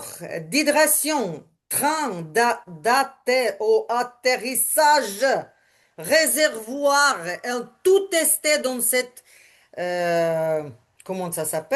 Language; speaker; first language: French; non-native, learner; Ukrainian